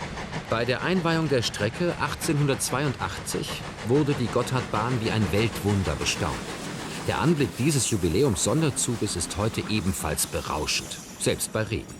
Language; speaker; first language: German; native; German